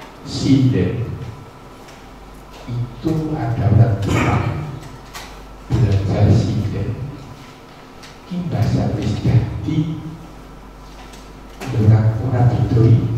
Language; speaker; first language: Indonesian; non-native, local second language; Javanese